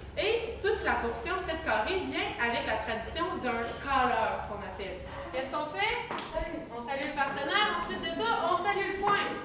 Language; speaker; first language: French; native; French